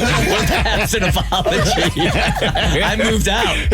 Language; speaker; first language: English; native; English